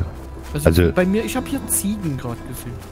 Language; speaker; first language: German; native; German